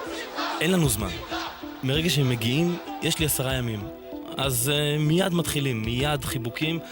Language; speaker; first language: Hebrew; native; Hebrew